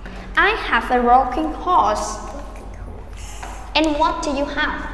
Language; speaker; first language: English; non-native, fluent; Vietnamese